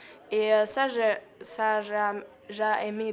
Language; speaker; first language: French; non-native, learner; German